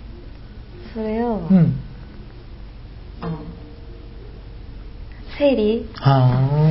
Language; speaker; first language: Japanese; non-native, fluent; Korean